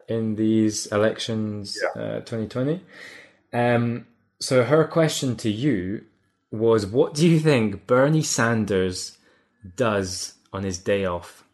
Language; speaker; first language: English; native; English